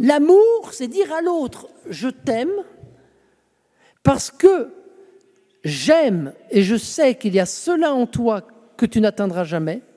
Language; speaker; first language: French; native; French